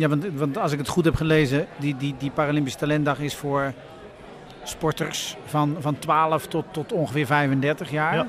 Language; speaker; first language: Dutch; native; Dutch